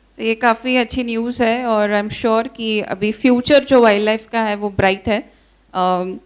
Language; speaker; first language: Hindi; non-native, local second language; Marathi